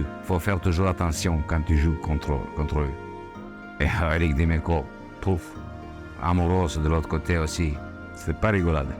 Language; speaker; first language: French; non-native, fluent; Serbian